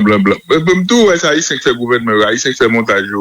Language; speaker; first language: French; non-native, local second language; Haitian Creole